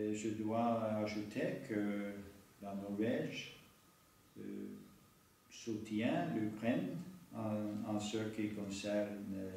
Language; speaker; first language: French; non-native, fluent; Norwegian